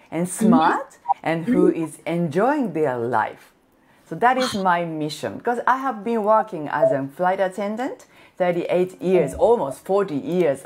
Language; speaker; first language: English; non-native, fluent; Japanese